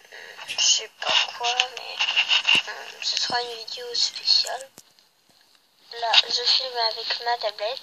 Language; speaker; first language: French; early bilingual, other home language; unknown